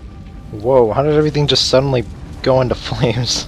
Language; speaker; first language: English; native; English